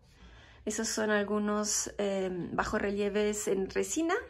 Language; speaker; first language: Spanish; non-native, fluent; Italian